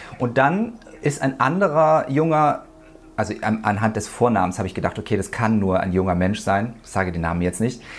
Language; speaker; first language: German; native; German